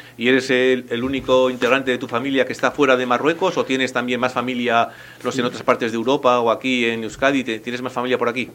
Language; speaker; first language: Spanish; native; Spanish